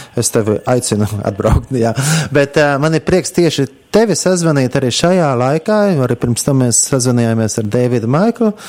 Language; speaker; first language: Latvian; native; Latvian